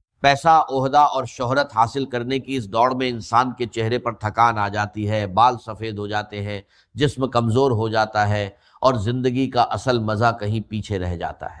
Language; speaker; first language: Urdu; native; Urdu